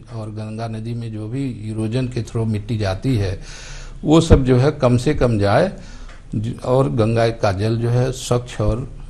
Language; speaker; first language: Hindi; native; Hindi